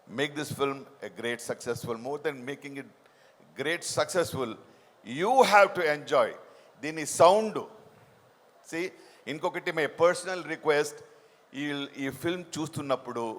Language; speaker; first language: Telugu; non-native, local second language; Tamil